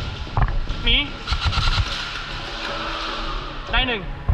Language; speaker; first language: Thai; native; Thai